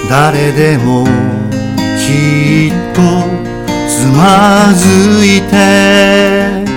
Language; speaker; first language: Japanese; native; Japanese